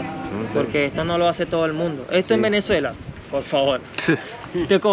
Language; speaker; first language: Spanish; native; Spanish